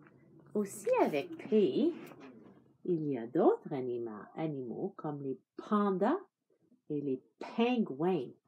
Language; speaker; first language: French; non-native, fluent; English